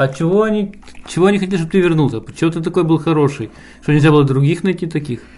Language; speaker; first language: Russian; native; Russian